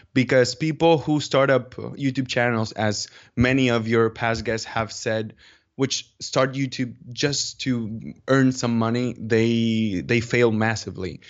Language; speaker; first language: English; non-native, fluent; Spanish